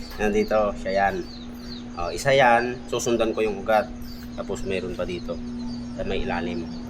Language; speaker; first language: Filipino; non-native, local second language; Iloko